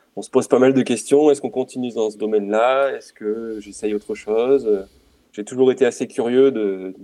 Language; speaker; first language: French; native; French